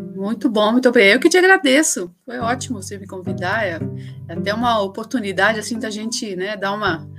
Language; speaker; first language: Portuguese; early bilingual, other home language; Spanish